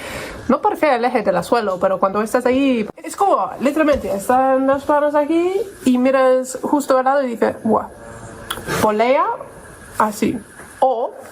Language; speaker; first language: Spanish; non-native, learner; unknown